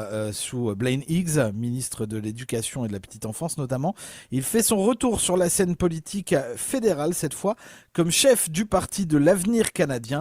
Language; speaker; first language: French; native; French